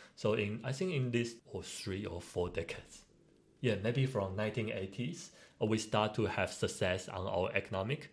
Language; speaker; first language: English; non-native, learner; Chinese